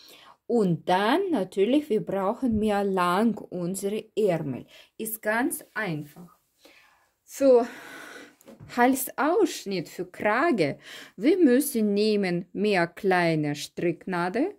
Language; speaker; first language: German; non-native, learner; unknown